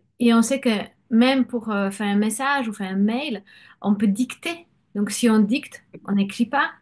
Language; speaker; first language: French; non-native, fluent; Polish